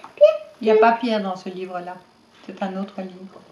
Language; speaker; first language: French; native; French